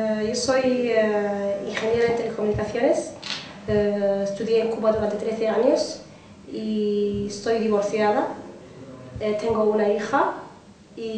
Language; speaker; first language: Spanish; non-native, fluent; Arabic